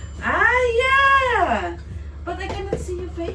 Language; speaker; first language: English; non-native, learner; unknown